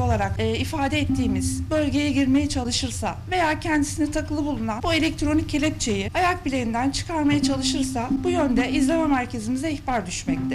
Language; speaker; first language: Turkish; native; Turkish